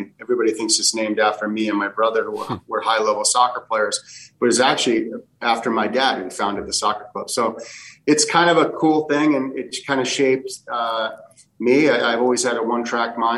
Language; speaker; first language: English; early bilingual, other home language; Portuguese